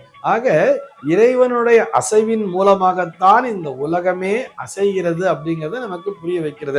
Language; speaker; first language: Tamil; native; Tamil